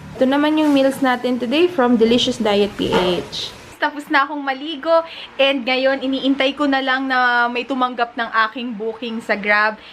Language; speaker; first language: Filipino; native; Filipino